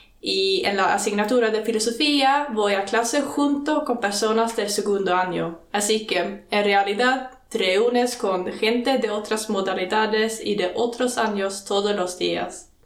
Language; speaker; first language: Spanish; non-native, fluent; Swedish